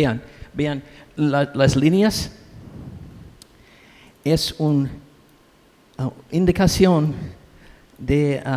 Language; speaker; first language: Spanish; non-native, learner; English